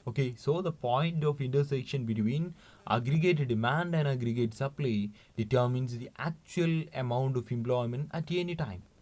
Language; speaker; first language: English; non-native, local second language; Malayalam